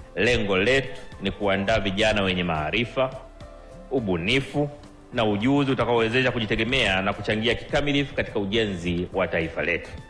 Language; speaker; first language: Swahili; native; Swahili